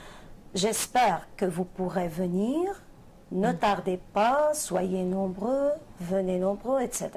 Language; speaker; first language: French; non-native, fluent; Arabic